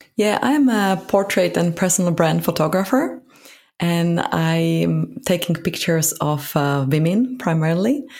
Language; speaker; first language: English; non-native, fluent; Czech